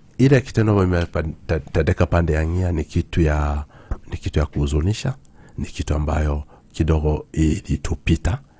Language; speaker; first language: Swahili; non-native, local second language; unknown